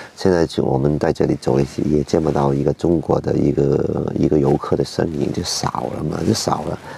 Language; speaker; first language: Chinese; native; Chinese